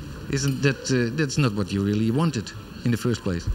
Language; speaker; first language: English; non-native, fluent; Dutch